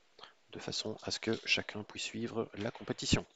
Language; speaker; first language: French; native; French